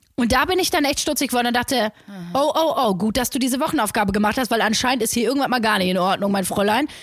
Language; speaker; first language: German; native; German